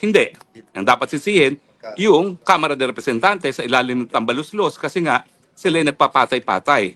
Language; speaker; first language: Filipino; native; Filipino